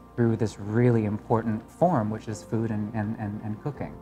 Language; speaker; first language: English; native; English